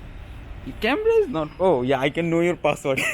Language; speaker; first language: English; non-native, learner; Bangla